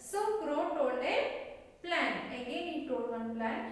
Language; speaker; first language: English; non-native, local second language; Kannada